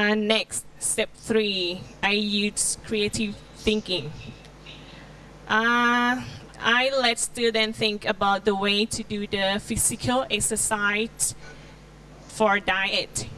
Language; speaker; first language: English; non-native, learner; Thai